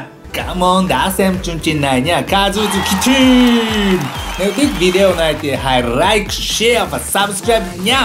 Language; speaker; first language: Vietnamese; non-native, learner; Japanese